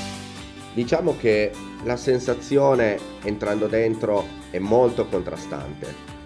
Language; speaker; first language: Italian; native; Italian